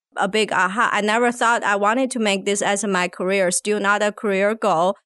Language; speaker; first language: English; non-native, fluent; Chinese